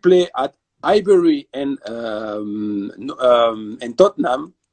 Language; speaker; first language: English; non-native, fluent; French